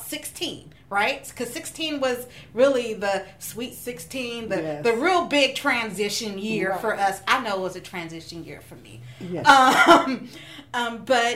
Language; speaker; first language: English; native; English